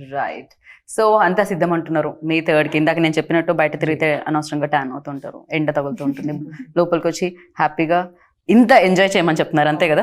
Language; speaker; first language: Telugu; native; Telugu